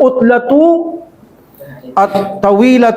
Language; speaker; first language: Arabic; non-native, fluent; Filipino